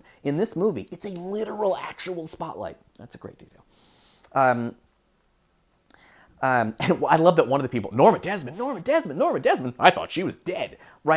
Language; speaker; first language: English; native; English